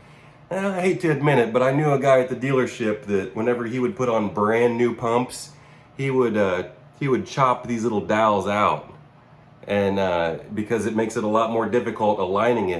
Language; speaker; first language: English; native; English